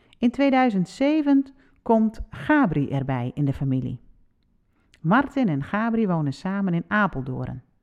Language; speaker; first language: Dutch; non-native, local second language; Western Frisian